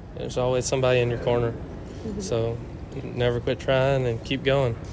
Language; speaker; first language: English; native; English